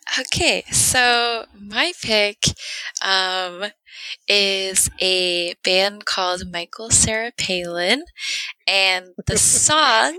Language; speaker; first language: English; early bilingual, other home language; Spanish